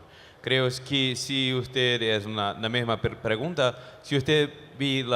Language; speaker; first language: Spanish; non-native, fluent; Portuguese